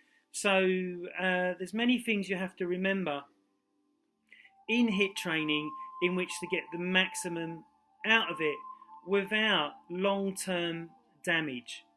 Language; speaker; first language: English; native; English